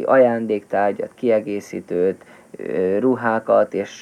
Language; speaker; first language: Hungarian; native; Hungarian